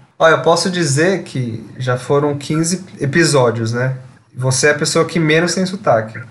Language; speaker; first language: Portuguese; native; Portuguese